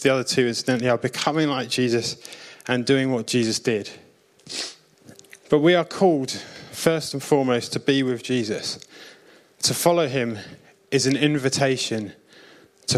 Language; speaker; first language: English; native; English